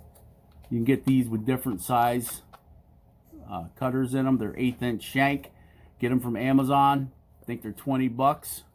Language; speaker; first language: English; native; English